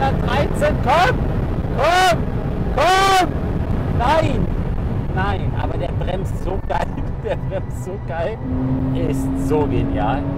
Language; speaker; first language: German; native; German